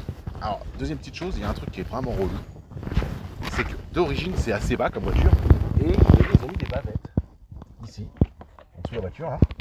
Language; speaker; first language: French; native; French